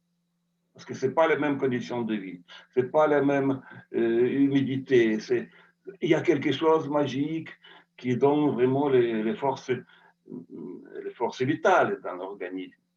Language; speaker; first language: French; non-native, fluent; Russian